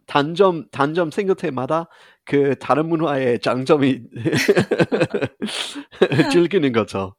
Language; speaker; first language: Korean; non-native, fluent; English